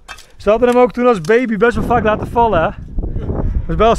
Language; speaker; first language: Dutch; native; Dutch